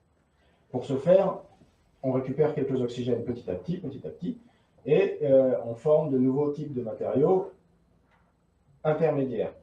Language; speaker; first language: French; native; French